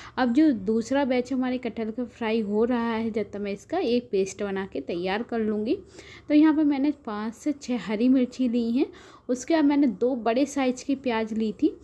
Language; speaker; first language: Hindi; native; Hindi